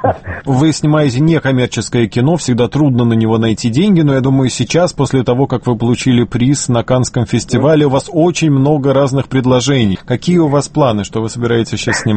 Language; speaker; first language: Russian; native; Russian